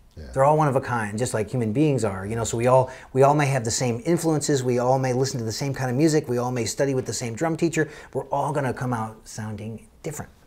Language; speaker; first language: English; native; English